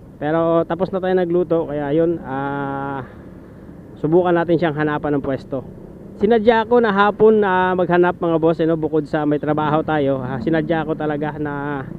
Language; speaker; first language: Filipino; non-native, local second language; Cebuano